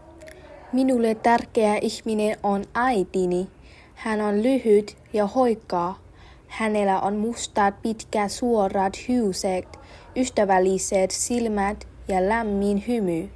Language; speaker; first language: Finnish; non-native, learner; Vietnamese